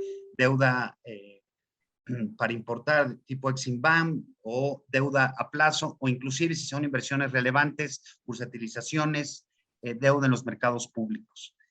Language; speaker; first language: Spanish; native; Spanish